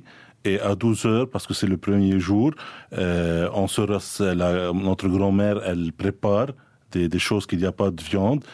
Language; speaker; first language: French; non-native, fluent; Spanish